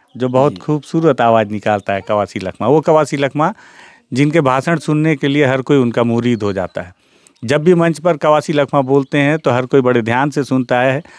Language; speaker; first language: Hindi; native; Hindi